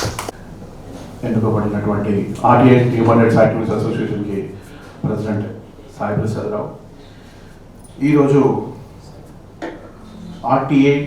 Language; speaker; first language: Telugu; native; Telugu